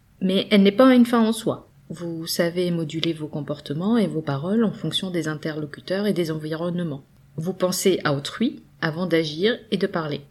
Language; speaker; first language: French; native; French